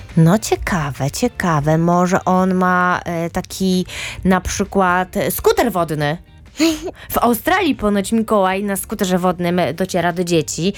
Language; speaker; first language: Polish; native; Polish